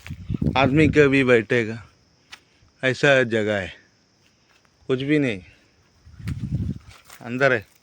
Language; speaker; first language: Hindi; non-native, local second language; Malayalam